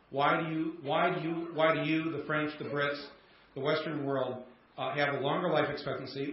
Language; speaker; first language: English; native; English